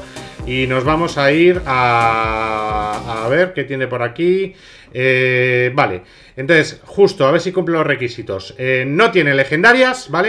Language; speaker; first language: Spanish; native; Spanish